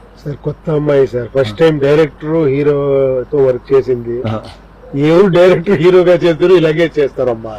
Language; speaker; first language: Telugu; non-native, learner; Kannada